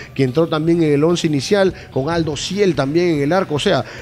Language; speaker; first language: Spanish; native; Spanish